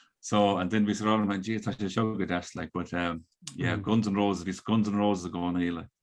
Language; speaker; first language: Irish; native; Irish